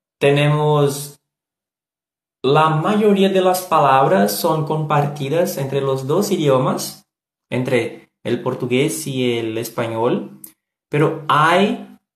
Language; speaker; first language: Spanish; non-native, learner; Portuguese